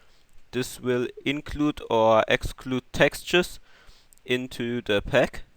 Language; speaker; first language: English; non-native, fluent; German